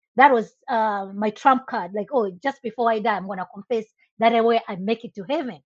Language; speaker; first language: English; non-native, local second language; Nyanja